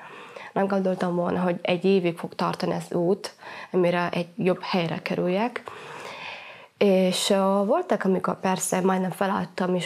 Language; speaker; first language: Hungarian; non-native, fluent; Somali